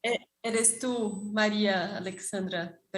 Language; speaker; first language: Spanish; non-native, fluent; Portuguese